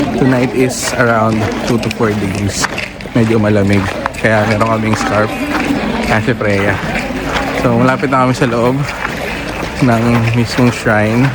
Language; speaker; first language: Filipino; native; Filipino